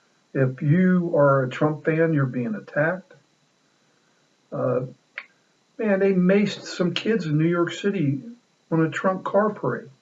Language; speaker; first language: English; native; English